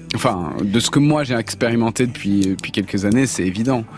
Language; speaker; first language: French; native; French